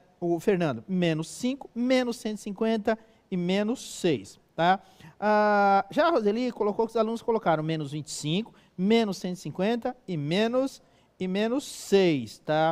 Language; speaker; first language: Portuguese; native; Portuguese